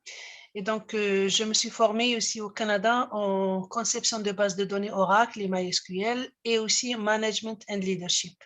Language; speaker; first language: French; non-native, local second language; Arabic